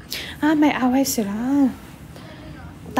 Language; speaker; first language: Filipino; non-native, learner; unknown